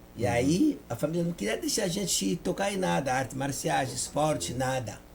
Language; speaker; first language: Portuguese; non-native, fluent; Lingala